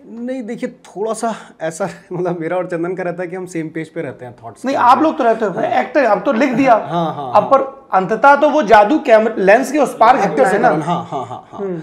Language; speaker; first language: Hindi; native; Hindi